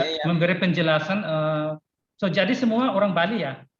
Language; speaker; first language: Indonesian; non-native, fluent; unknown